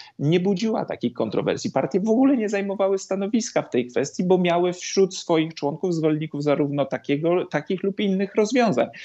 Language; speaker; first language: Polish; native; Polish